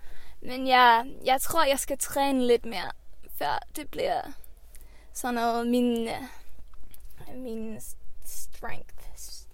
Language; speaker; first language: Danish; early bilingual, heritage; Swedish